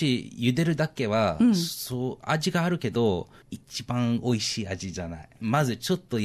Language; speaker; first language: Japanese; non-native, learner; English